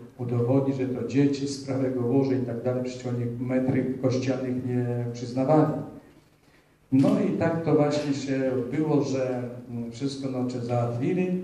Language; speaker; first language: Polish; early bilingual, heritage; Polish